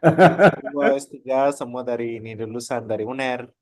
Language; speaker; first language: Indonesian; non-native, learner; Nepali